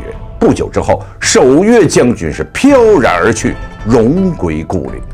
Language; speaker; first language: Chinese; native; Chinese